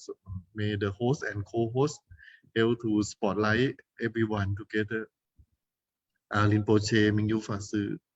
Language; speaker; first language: English; non-native, fluent; Thai